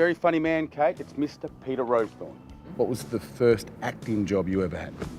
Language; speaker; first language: English; native; English